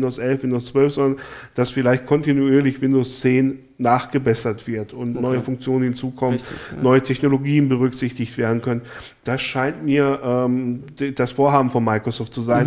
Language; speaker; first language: German; native; German